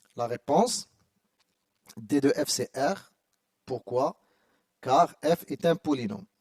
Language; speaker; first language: French; non-native, local second language; Arabic